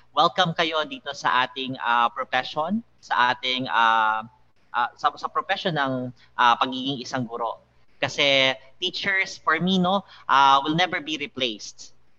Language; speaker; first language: Filipino; native; Filipino